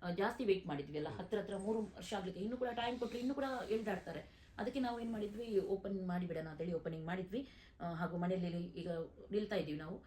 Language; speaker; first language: Kannada; non-native, local second language; Konkani